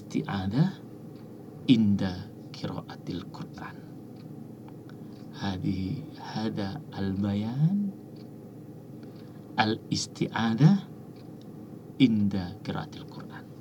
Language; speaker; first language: Arabic; non-native, fluent; Indonesian